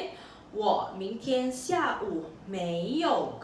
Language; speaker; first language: Chinese; non-native, local second language; Malay